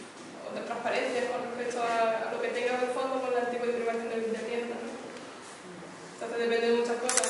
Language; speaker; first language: Spanish; native; Spanish